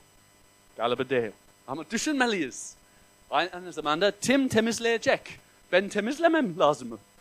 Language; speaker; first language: Turkish; non-native, fluent; English